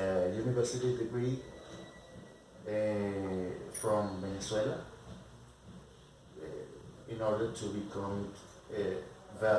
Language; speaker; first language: English; non-native, learner; Spanish